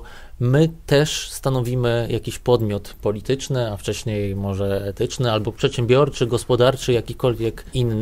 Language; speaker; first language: Polish; native; Polish